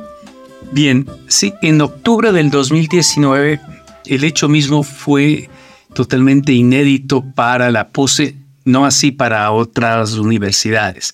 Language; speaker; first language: Spanish; native; Spanish